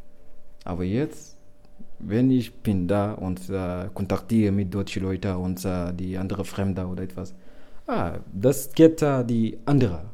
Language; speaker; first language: German; non-native, learner; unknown